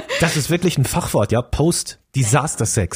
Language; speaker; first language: German; native; German